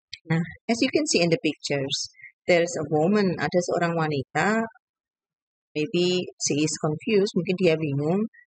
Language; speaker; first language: English; non-native, fluent; Indonesian